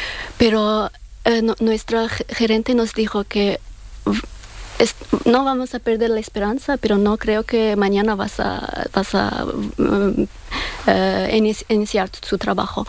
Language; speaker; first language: Spanish; non-native, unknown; Persian